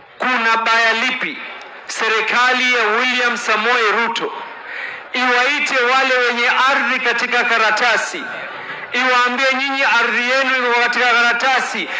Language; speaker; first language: Swahili; native; Swahili